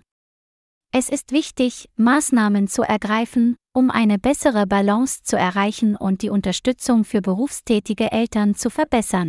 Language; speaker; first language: German; non-native, learner; Vietnamese